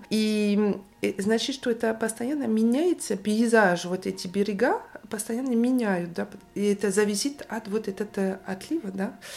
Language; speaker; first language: Russian; non-native, fluent; French